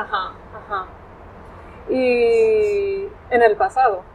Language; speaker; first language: Spanish; non-native, fluent; English